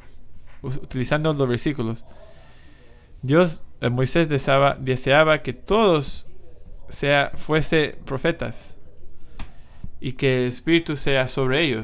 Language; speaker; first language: Spanish; non-native, fluent; English